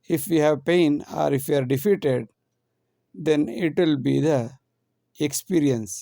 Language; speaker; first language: English; non-native, local second language; Kannada